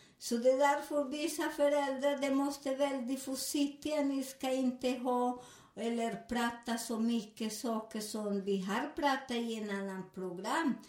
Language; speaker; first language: Swedish; non-native, learner; Spanish